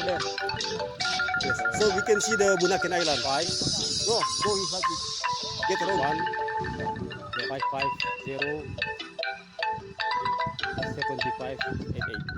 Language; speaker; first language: English; non-native, learner; Indonesian